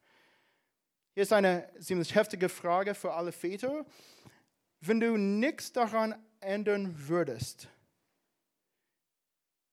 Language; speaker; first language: German; non-native, fluent; English